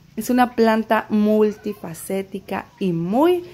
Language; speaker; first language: Spanish; native; Spanish